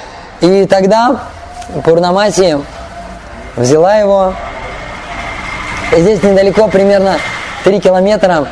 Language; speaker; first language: Russian; native; Russian